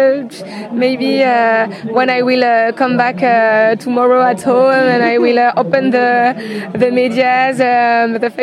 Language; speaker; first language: English; non-native, learner; French